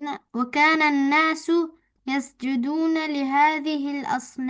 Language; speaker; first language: Arabic; non-native, learner; Bangla